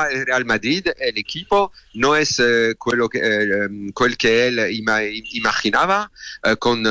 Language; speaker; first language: Spanish; non-native, learner; French